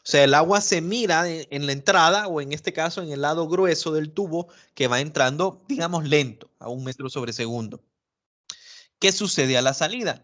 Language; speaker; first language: Spanish; native; Spanish